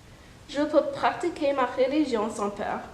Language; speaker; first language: French; non-native, fluent; English